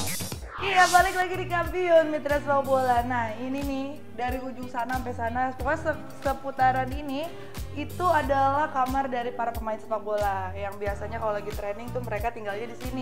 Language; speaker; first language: Indonesian; native; Indonesian